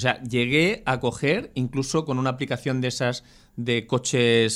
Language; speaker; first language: Spanish; native; Spanish